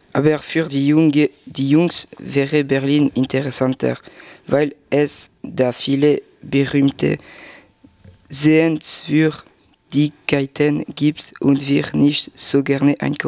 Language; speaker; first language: German; non-native, learner; French